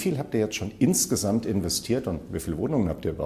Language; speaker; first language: German; native; German